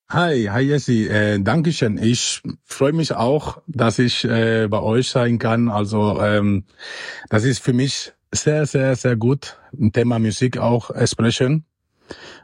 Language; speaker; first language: German; non-native, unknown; Spanish